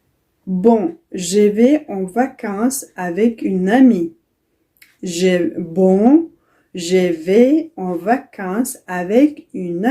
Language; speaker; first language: French; non-native, fluent; Tigrinya